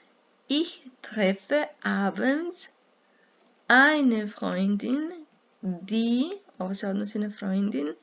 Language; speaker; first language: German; non-native, fluent; Serbian